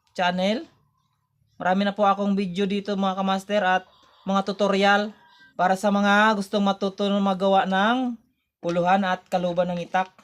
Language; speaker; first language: Filipino; native; Filipino